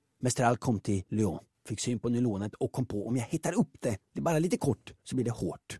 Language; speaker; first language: Swedish; native; Swedish